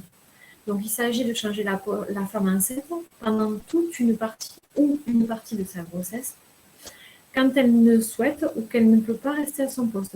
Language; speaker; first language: French; native; French